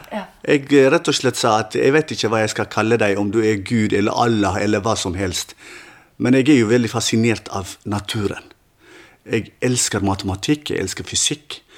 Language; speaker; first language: Norwegian; non-native, fluent; Tigrinya